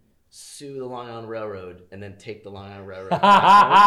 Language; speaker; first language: English; native; English